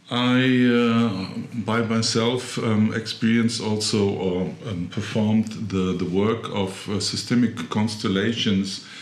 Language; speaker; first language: English; non-native, fluent; German